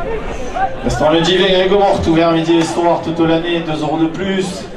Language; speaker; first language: French; native; French